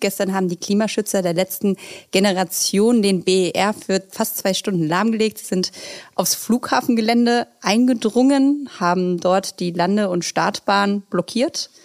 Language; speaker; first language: German; native; German